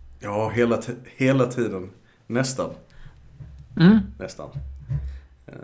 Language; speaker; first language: Swedish; native; Swedish